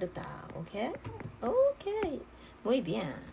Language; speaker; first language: Spanish; non-native, learner; Japanese